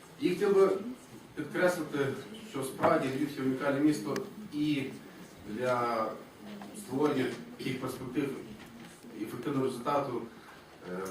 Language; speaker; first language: Ukrainian; native; Ukrainian